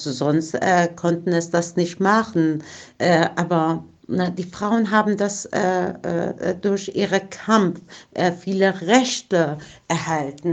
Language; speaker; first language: German; non-native, fluent; Persian